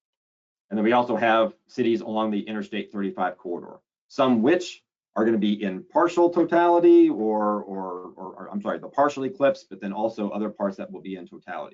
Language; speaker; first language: English; native; English